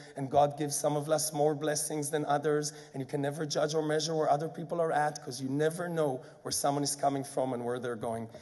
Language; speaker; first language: English; non-native, fluent; Hebrew